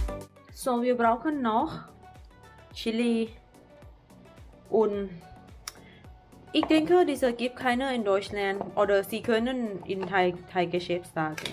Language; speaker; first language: German; non-native, learner; Thai